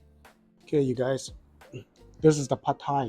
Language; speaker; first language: English; early bilingual, heritage; Hmong